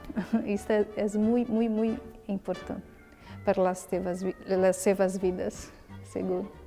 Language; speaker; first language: Portuguese; early bilingual, heritage; Portuguese